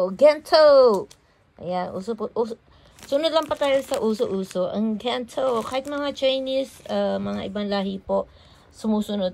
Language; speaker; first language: Filipino; non-native, local second language; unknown